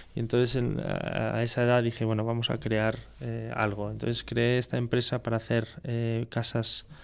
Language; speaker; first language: Spanish; non-native, fluent; French